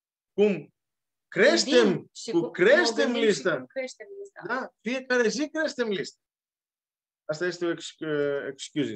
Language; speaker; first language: Romanian; non-native, learner; Greek